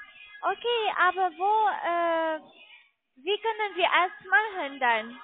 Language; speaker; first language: German; non-native, learner; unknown